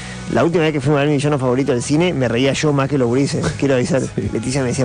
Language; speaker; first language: Spanish; native; Spanish